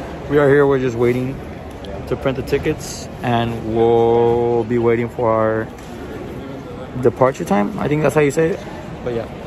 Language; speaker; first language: English; early bilingual, other home language; Spanish